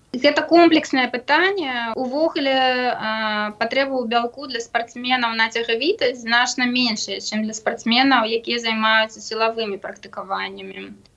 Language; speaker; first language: Belarusian; non-native, local second language; Russian